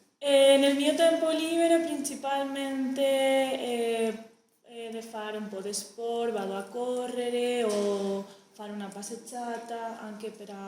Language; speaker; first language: Italian; non-native, learner; Spanish